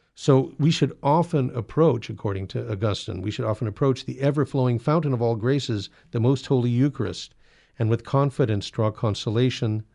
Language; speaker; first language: English; native; English